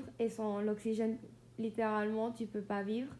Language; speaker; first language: French; non-native, fluent; Spanish